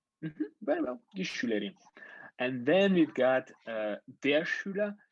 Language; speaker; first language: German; non-native, fluent; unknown